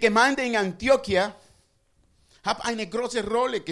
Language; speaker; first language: German; non-native, learner; Spanish